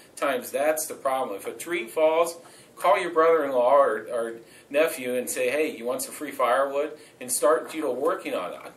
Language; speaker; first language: English; native; English